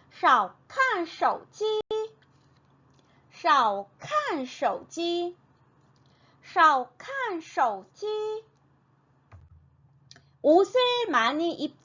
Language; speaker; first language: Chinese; non-native, fluent; Korean